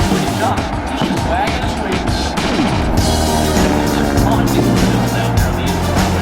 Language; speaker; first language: English; native; English